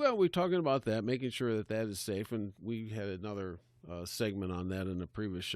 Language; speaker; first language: English; native; English